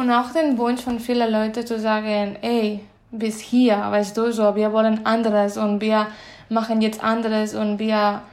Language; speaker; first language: German; non-native, fluent; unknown